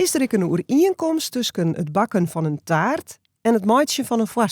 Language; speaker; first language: Dutch; non-native, local second language; Western Frisian